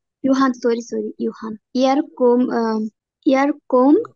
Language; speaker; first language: German; non-native, learner; Bangla